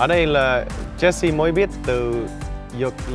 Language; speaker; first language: Vietnamese; non-native, fluent; English